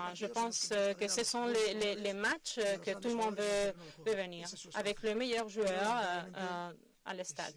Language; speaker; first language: French; non-native, fluent; Spanish